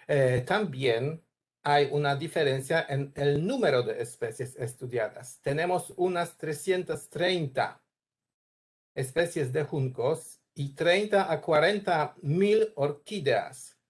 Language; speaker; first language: Spanish; non-native, learner; Polish